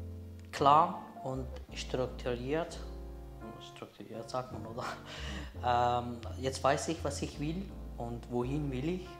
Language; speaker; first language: German; non-native, learner; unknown